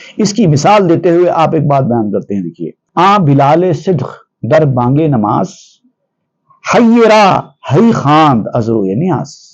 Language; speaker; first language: Urdu; native; Urdu